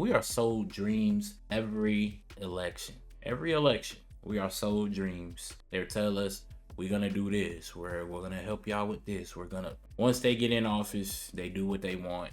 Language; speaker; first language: English; native; English